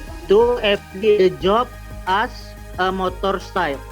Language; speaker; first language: English; non-native, learner; Indonesian